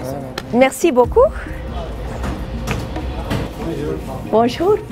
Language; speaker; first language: French; non-native, local second language; Dutch